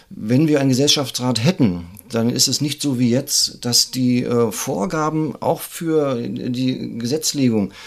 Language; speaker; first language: German; native; German